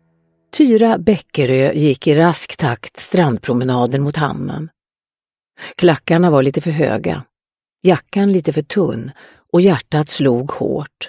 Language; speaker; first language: Swedish; native; Swedish